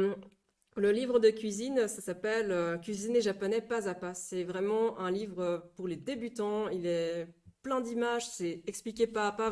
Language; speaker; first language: French; native; French